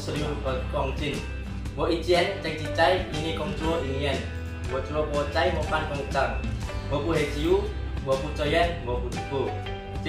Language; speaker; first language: Chinese; non-native, learner; Indonesian